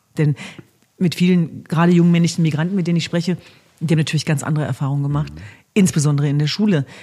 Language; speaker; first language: German; early bilingual, other home language; Kurdish